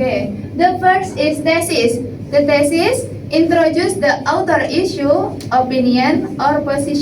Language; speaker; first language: English; non-native, learner; Indonesian